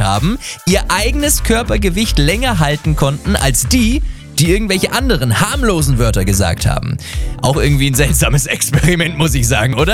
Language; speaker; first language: German; native; German